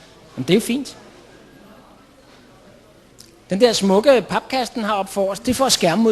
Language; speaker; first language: Danish; native; Danish